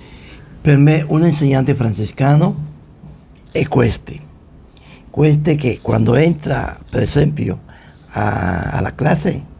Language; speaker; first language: Italian; non-native, fluent; Spanish